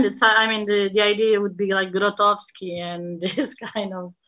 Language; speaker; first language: English; non-native, fluent; Portuguese